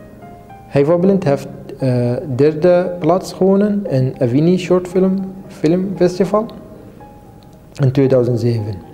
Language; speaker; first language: Dutch; non-native, learner; Kurdish